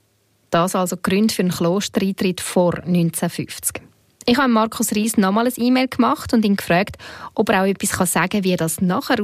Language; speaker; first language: German; native; German